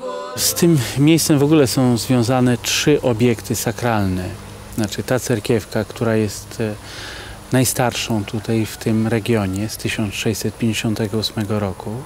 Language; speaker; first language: Polish; native; Polish